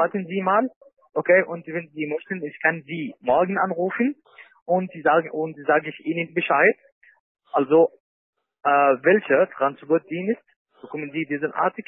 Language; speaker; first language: German; non-native, learner; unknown